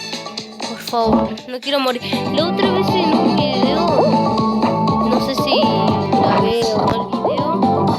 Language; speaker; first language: Spanish; native; Spanish